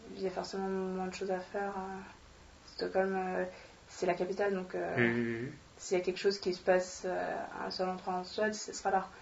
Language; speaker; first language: French; non-native, fluent; Swedish